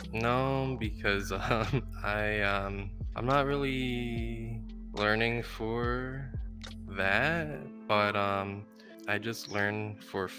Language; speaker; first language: English; non-native, learner; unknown